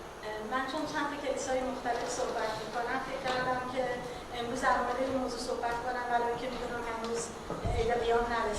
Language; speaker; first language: Persian; native; Persian